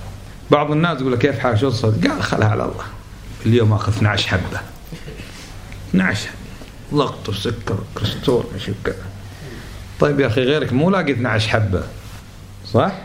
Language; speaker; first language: Arabic; native; Arabic